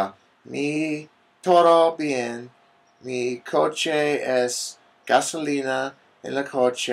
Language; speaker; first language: Spanish; non-native, learner; English